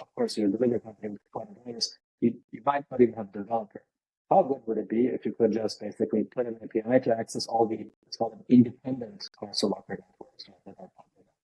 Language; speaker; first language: English; non-native, fluent; Lithuanian